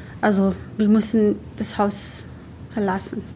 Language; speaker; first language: German; non-native, learner; Arabic